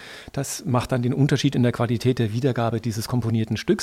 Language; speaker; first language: German; native; German